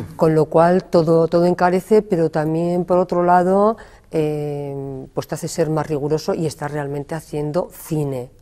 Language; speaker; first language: Spanish; native; Spanish